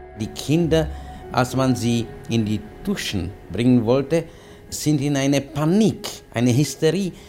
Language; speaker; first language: German; non-native, fluent; Czech